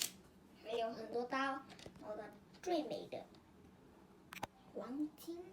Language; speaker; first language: Chinese; early bilingual, heritage; Chinese